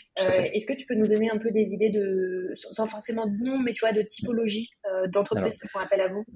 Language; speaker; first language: French; native; French